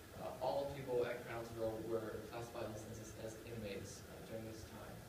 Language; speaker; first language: English; native; English